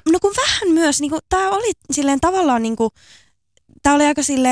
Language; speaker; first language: Finnish; native; Finnish